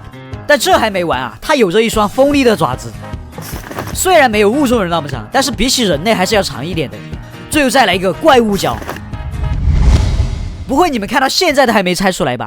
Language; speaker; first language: Chinese; native; Chinese